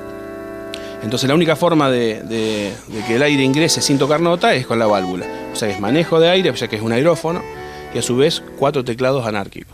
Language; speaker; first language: Spanish; native; Spanish